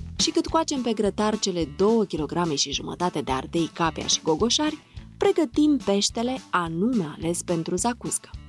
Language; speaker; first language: Romanian; native; Romanian